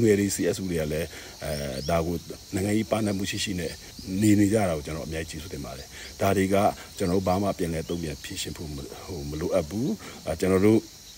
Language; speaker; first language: Burmese; non-native, local second language; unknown